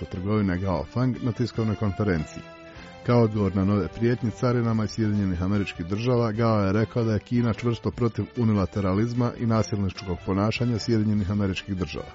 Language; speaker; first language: Croatian; non-native, fluent; Chinese